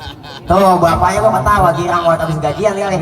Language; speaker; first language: Indonesian; native; Indonesian